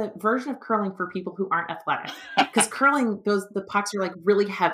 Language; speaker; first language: English; native; English